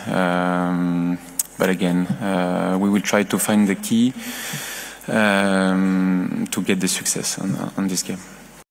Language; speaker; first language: English; non-native, fluent; French